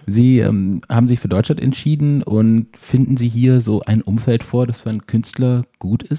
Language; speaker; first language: German; native; German